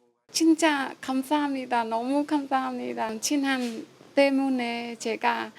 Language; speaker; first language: Korean; non-native, learner; Khmer